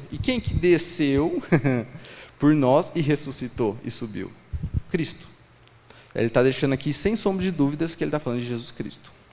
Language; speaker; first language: Portuguese; native; Portuguese